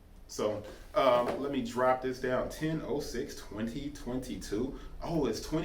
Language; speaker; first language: English; native; English